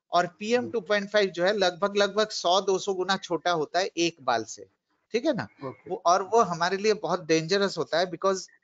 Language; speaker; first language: Hindi; non-native, local second language; Bangla